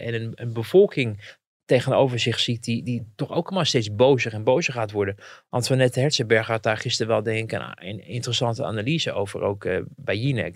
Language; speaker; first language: Dutch; native; Dutch